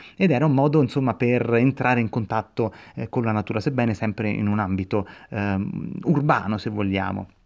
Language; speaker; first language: Italian; native; Italian